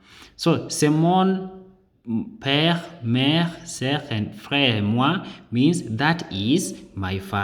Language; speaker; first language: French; non-native, learner; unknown